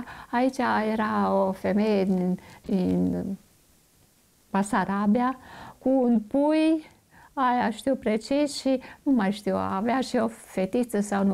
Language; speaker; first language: Romanian; non-native, local second language; German